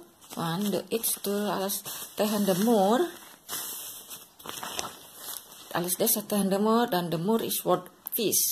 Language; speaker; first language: Dutch; non-native, learner; Indonesian